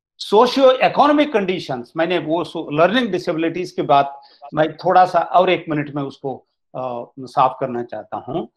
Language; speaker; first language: Hindi; non-native, local second language; Kannada